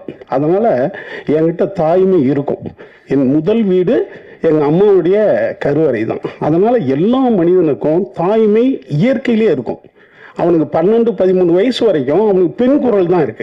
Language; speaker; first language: Tamil; native; Tamil